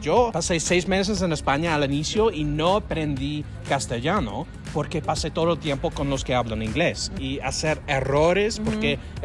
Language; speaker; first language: Spanish; non-native, fluent; English